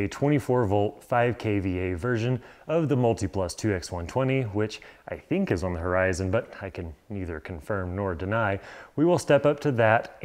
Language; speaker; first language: English; native; English